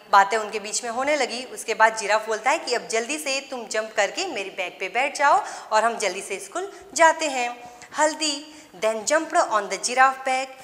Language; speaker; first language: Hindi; non-native, local second language; Gujarati